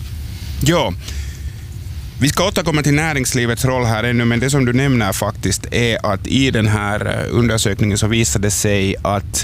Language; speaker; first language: Swedish; native; Swedish